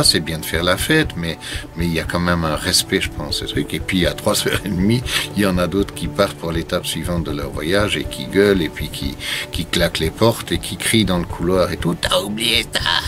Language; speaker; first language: French; native; French